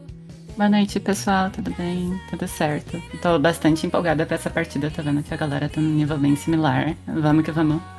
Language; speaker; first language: Portuguese; native; Portuguese